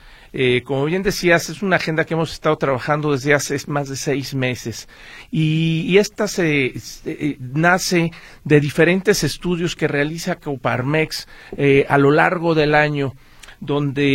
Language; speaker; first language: Spanish; native; Spanish